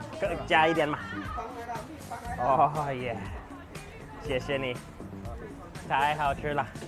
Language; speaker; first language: Chinese; non-native, learner; English